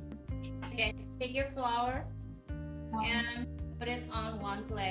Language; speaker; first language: English; non-native, learner; Indonesian